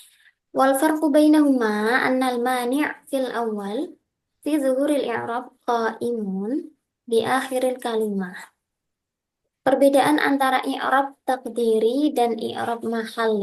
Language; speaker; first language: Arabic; non-native, fluent; Indonesian